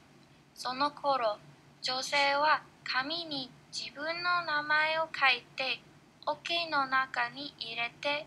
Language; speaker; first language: Japanese; non-native, learner; English